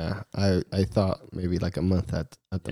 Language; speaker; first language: English; early bilingual, other home language; Spanish